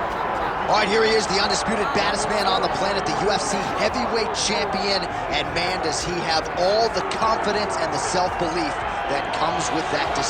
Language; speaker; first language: English; native; English